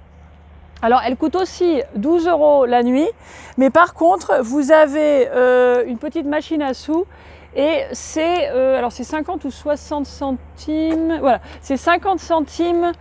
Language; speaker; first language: French; native; French